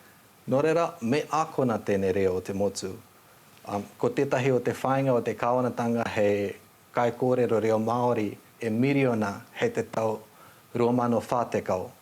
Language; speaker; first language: Māori; non-native, fluent; Nepali